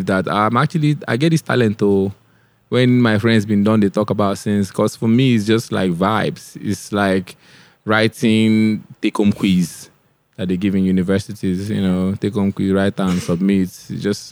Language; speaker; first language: English; non-native, local second language; Igbo